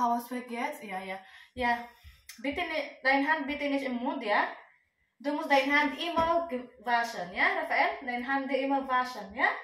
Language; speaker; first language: German; non-native, learner; Filipino